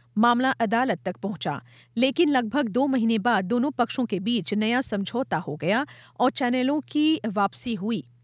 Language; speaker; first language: Hindi; non-native, local second language; Morisyen